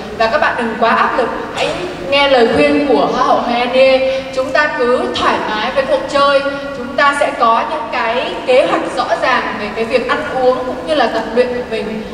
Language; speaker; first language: Vietnamese; native; Vietnamese